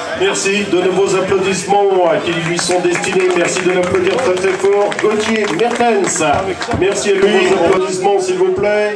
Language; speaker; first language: French; native; French